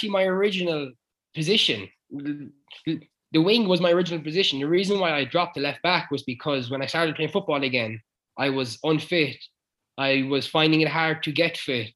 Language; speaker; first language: English; native; English